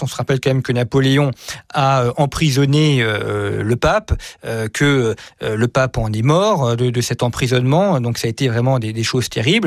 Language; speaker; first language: French; native; French